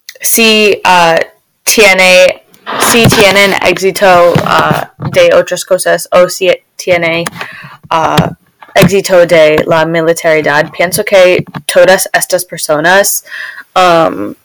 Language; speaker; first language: Spanish; non-native, learner; English